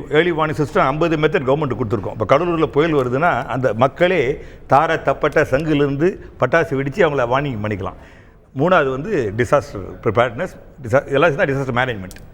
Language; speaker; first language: Tamil; native; Tamil